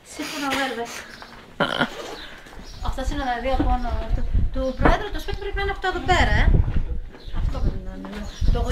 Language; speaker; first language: Greek; native; Greek